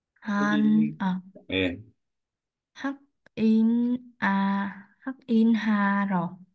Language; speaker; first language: Korean; non-native, learner; Vietnamese